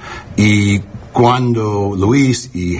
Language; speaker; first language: Spanish; non-native, learner; English